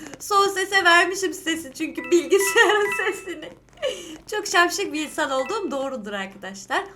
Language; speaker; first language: Turkish; native; Turkish